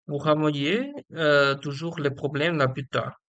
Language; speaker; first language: French; non-native, learner; Chinese